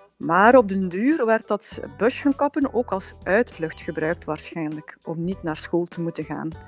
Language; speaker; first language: Dutch; native; Dutch